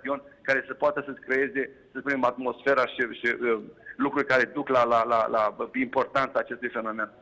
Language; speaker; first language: Romanian; native; Romanian